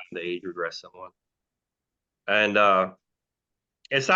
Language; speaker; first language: English; native; English